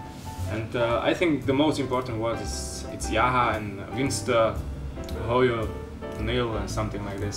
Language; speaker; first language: English; non-native, learner; Slovak